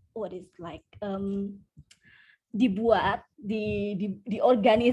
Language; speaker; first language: English; non-native, fluent; Indonesian